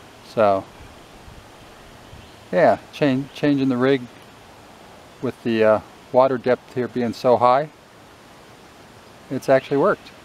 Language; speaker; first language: English; native; English